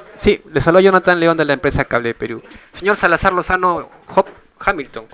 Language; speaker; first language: Spanish; native; Spanish